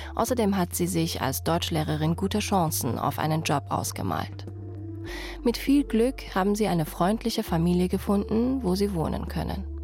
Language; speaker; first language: German; early bilingual, other home language; Persian